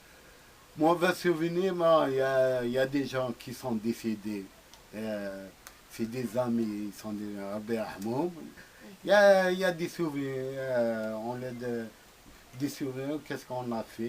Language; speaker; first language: French; non-native, local second language; Arabic